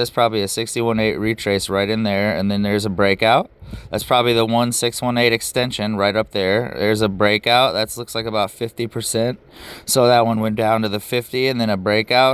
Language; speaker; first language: English; native; English